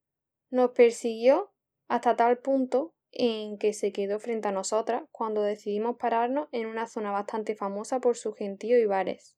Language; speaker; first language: Spanish; native; Spanish